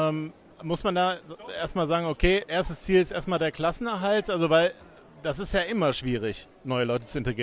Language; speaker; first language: German; native; German